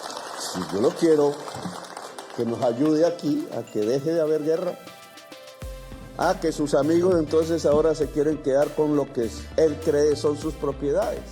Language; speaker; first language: Spanish; native; Spanish